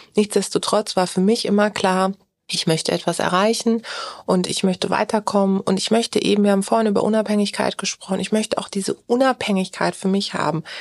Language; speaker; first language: German; early bilingual, other home language; Turkish